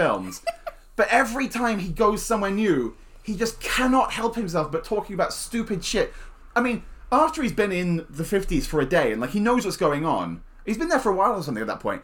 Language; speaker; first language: English; native; English